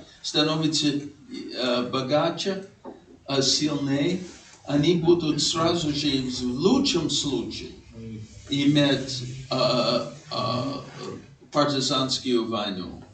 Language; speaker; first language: Russian; non-native, fluent; English